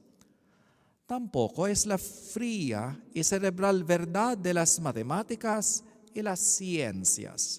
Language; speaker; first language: Spanish; non-native, learner; Filipino